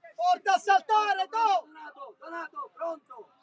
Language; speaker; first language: Italian; native; Italian